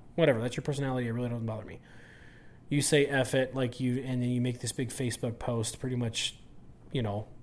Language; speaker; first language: English; native; English